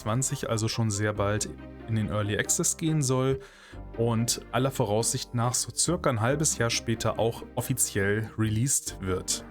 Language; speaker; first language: German; native; German